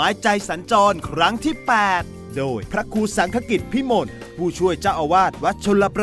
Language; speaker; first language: Thai; native; Thai